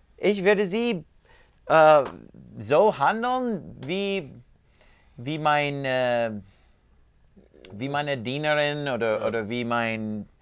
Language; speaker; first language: German; non-native, learner; English